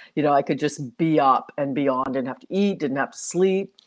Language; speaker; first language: English; native; English